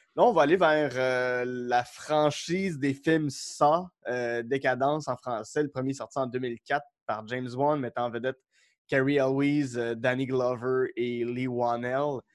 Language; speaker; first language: French; native; French